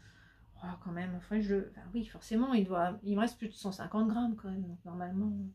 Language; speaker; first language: French; native; French